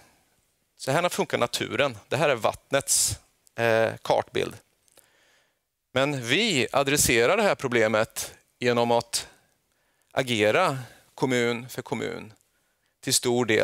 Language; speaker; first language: Swedish; native; Swedish